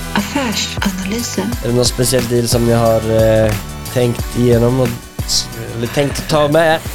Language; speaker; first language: Swedish; native; Swedish